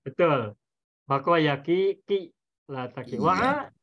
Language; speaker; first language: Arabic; non-native, fluent; Indonesian